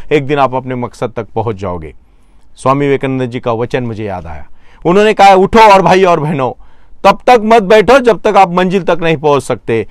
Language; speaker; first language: Hindi; non-native, local second language; Marathi